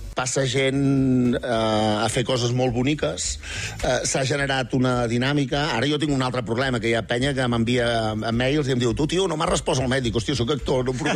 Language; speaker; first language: Catalan; native; Catalan